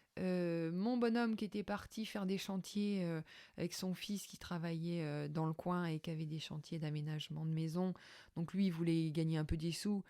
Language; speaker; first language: French; native; French